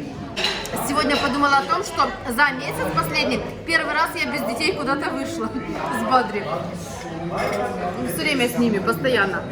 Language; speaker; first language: Russian; native; Russian